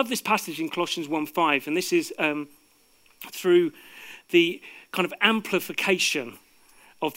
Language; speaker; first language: English; native; English